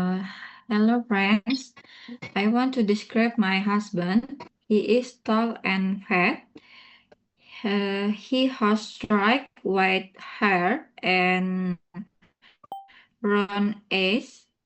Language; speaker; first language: English; non-native, learner; Indonesian